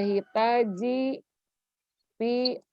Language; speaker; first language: Arabic; non-native, learner; Indonesian